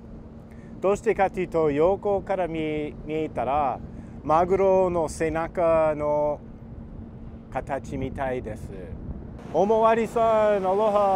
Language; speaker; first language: Japanese; non-native, learner; English